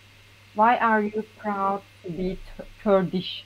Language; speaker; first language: English; non-native, learner; Turkish